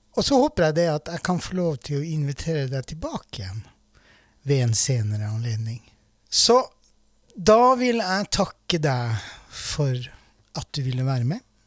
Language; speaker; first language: Norwegian; native; Norwegian